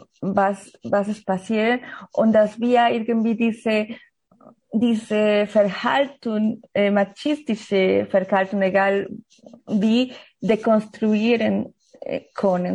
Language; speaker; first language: German; non-native, learner; Spanish